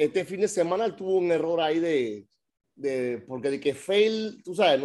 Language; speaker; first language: Spanish; native; Spanish